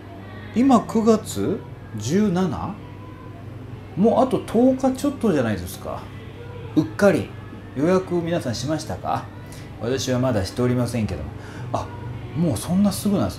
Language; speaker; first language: Japanese; native; Japanese